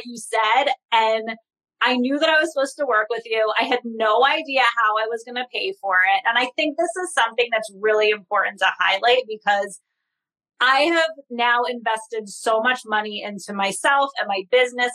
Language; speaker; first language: English; native; English